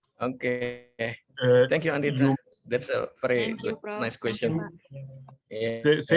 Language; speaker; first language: English; non-native, fluent; Indonesian